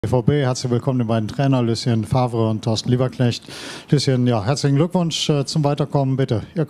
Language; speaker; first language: German; native; German